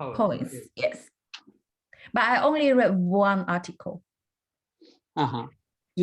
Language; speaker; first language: English; non-native, learner; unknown